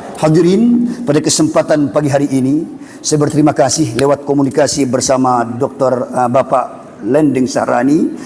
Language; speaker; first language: Malay; non-native, local second language; Buginese